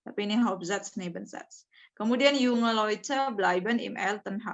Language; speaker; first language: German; non-native, fluent; Indonesian